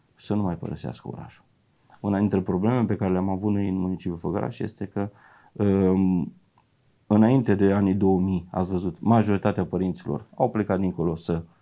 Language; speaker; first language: Romanian; native; Romanian